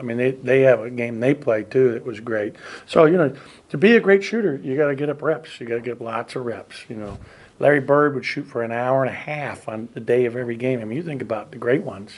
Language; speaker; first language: English; native; English